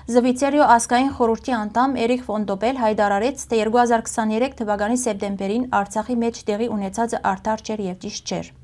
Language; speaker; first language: Armenian; early bilingual, heritage; Armenian